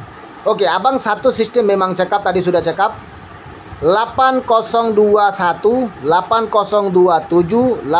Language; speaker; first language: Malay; non-native, learner; Bangla